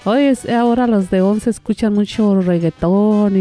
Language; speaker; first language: Spanish; native; Spanish